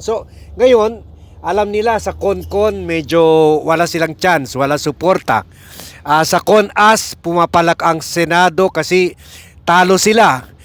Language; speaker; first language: Filipino; native; Filipino